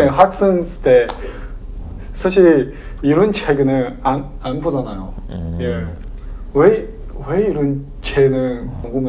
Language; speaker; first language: Korean; non-native, learner; Chinese